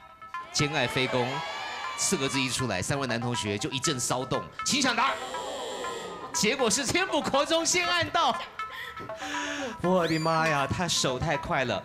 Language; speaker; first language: Chinese; native; Chinese